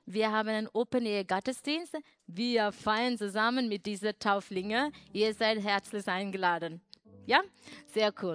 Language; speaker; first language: German; non-native, learner; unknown